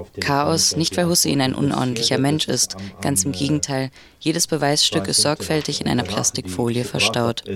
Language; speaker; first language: German; native; German